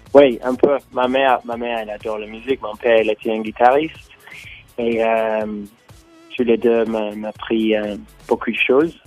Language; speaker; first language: French; non-native, learner; English